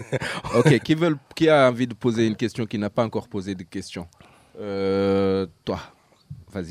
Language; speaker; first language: French; native; French